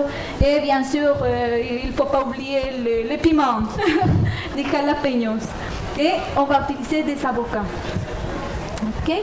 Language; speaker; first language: French; non-native, fluent; Spanish